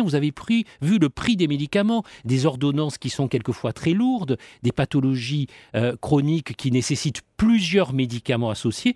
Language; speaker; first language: French; native; French